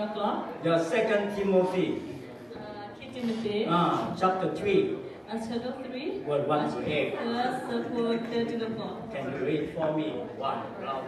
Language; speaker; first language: English; non-native, learner; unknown